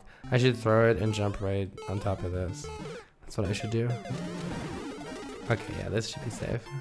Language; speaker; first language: English; native; English